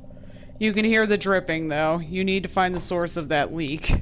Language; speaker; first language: English; native; English